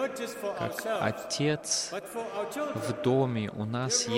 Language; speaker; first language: Russian; non-native, fluent; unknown